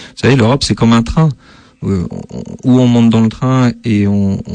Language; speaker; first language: French; native; French